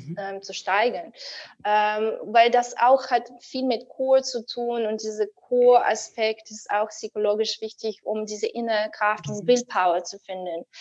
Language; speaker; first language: German; non-native, fluent; Russian